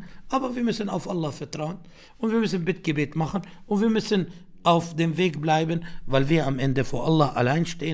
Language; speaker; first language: German; non-native, fluent; Arabic